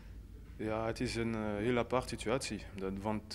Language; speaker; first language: Dutch; non-native, fluent; French